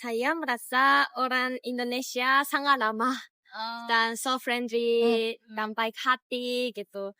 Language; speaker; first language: Indonesian; non-native, fluent; Japanese